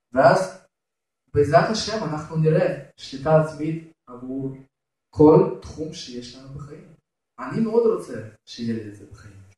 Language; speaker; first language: Hebrew; non-native, fluent; Russian